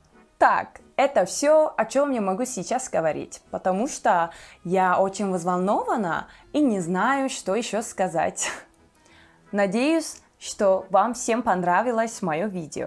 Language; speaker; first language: Russian; non-native, fluent; Turkish